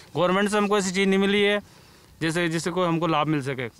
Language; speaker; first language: Hindi; native; Hindi